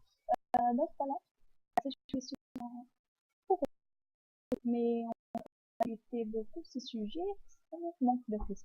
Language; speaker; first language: French; non-native, fluent; Portuguese